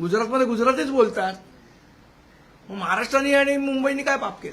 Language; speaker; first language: Marathi; native; Marathi